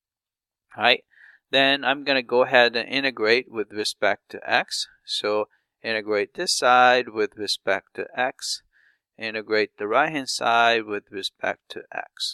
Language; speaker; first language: English; non-native, fluent; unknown